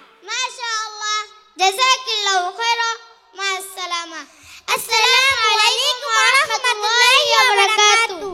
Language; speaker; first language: Arabic; non-native, learner; Bangla